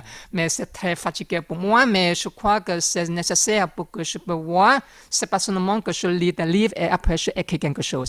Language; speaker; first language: French; non-native, learner; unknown